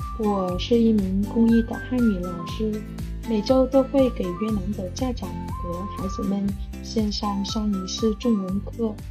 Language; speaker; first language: Chinese; non-native, fluent; Vietnamese